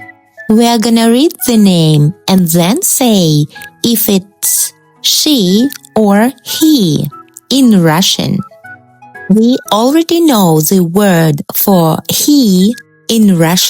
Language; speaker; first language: English; non-native, fluent; Russian